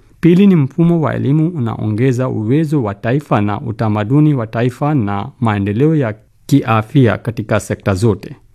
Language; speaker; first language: Swahili; non-native, fluent; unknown